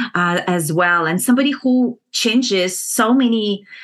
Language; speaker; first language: English; non-native, fluent; Kazakh